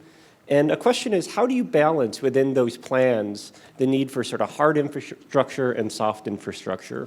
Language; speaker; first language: English; native; English